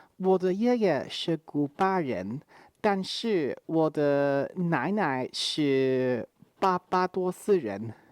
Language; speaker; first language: Chinese; non-native, learner; English